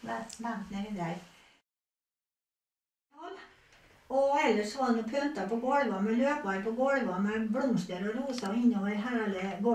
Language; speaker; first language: Norwegian; native; Norwegian